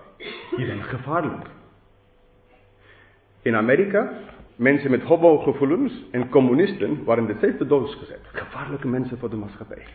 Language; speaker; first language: Dutch; non-native, fluent; English